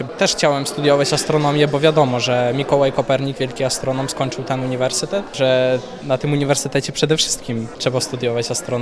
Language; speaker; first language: Polish; early bilingual, heritage; Polish